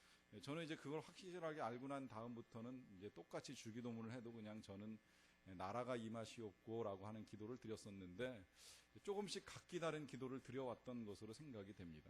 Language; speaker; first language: Korean; native; Korean